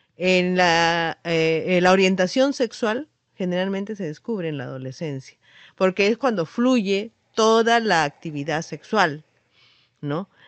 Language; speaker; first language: Spanish; native; Spanish